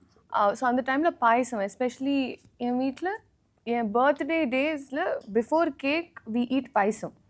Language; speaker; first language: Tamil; non-native, learner; Telugu